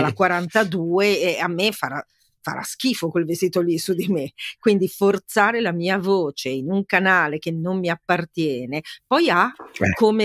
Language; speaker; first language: Italian; native; Italian